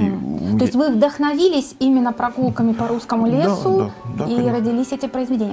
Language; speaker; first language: Russian; native; Russian